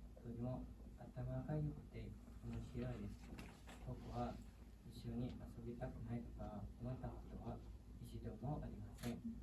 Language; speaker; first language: Japanese; non-native, learner; Thai